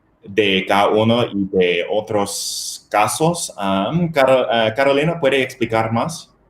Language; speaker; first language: Spanish; non-native, fluent; English